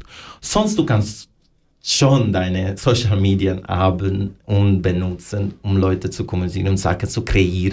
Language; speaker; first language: German; non-native, learner; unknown